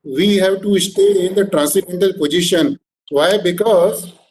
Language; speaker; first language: English; non-native, local second language; Hindi